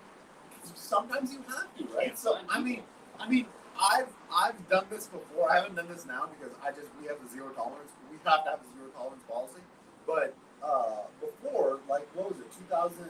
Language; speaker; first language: English; native; English